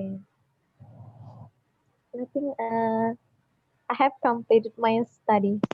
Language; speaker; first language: English; non-native, learner; Indonesian